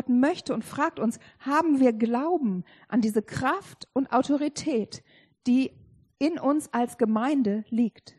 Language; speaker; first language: German; native; German